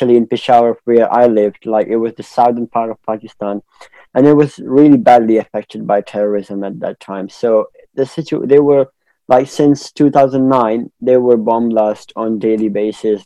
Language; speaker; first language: English; non-native, local second language; Pashto